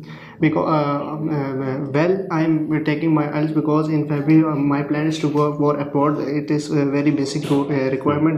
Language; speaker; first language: English; non-native, learner; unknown